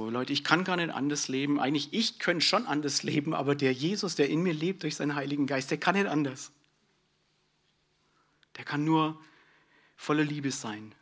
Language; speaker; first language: German; native; German